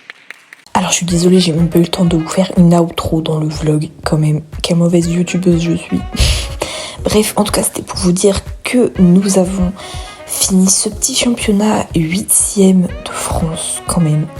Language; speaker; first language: French; native; French